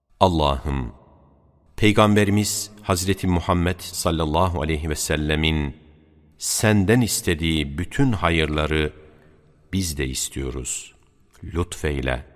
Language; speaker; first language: Turkish; native; Turkish